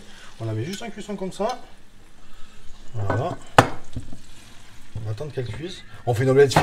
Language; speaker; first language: French; native; French